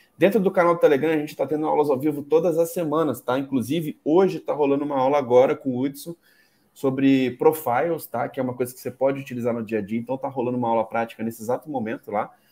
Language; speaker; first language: Portuguese; native; Portuguese